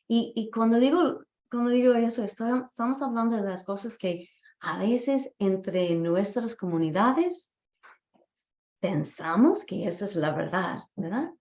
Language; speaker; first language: Spanish; non-native, fluent; English